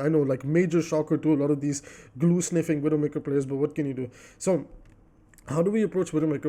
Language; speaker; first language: English; native; English